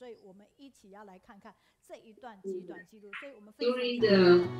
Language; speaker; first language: Chinese; native; Chinese